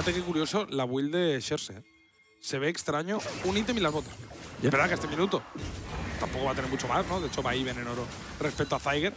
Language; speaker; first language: Spanish; native; Spanish